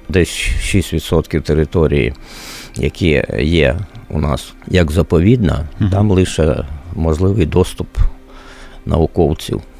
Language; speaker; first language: Ukrainian; native; Ukrainian